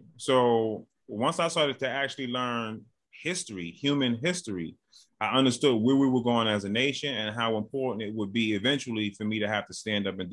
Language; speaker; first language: English; native; English